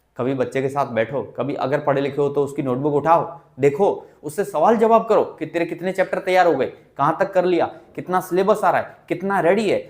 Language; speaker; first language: Hindi; native; Hindi